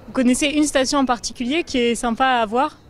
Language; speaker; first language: French; native; French